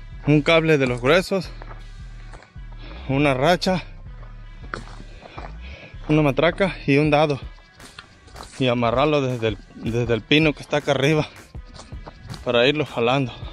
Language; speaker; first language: Spanish; native; Spanish